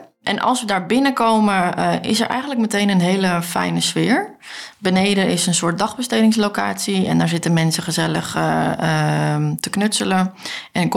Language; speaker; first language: Dutch; native; Dutch